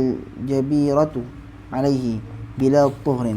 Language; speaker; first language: Arabic; non-native, fluent; Malay